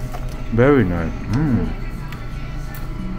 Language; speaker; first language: English; non-native, learner; German